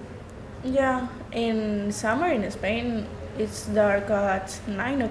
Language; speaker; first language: English; non-native, learner; Spanish